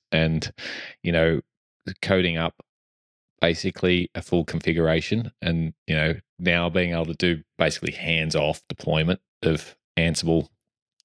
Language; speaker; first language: English; native; English